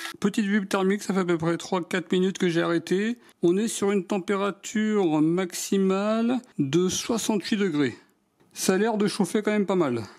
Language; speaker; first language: French; native; French